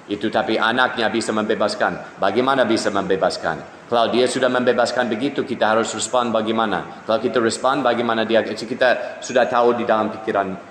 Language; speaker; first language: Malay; non-native, fluent; English